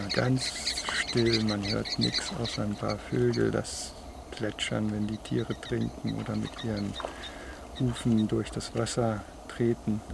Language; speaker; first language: German; native; German